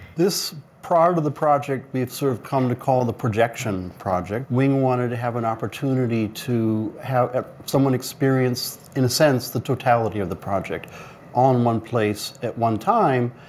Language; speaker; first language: English; native; English